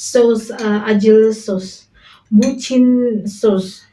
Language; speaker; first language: Turkish; non-native, learner; Indonesian